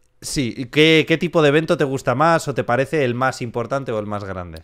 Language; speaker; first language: Spanish; native; Spanish